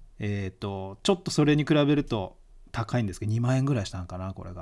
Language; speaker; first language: Japanese; native; Japanese